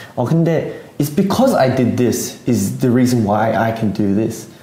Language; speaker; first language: English; early bilingual, other home language; Korean